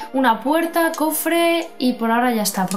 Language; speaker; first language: Spanish; native; Spanish